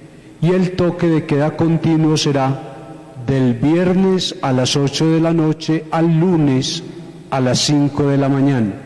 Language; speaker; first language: Spanish; native; Spanish